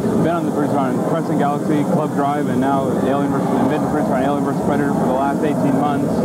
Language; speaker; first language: English; native; English